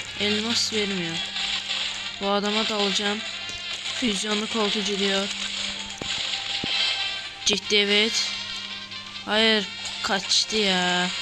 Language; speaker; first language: Turkish; native; Turkish